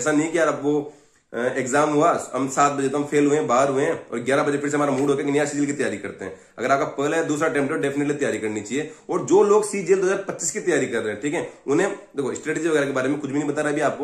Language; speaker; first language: Hindi; native; Hindi